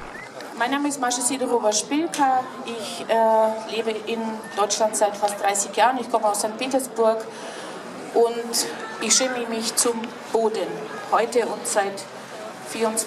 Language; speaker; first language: German; non-native, fluent; Russian